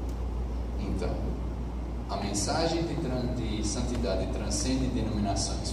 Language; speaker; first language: Portuguese; non-native, fluent; English